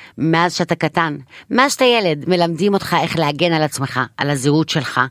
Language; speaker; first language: Hebrew; non-native, local second language; Arabic